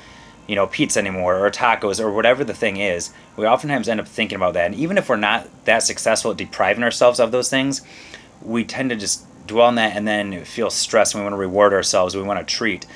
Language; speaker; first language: English; native; English